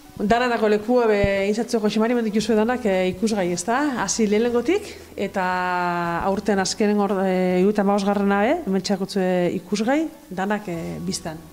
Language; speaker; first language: Basque; native; Basque